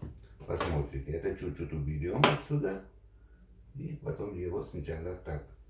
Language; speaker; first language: Russian; non-native, learner; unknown